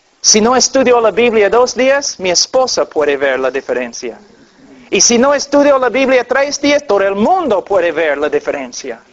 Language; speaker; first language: Spanish; non-native, fluent; English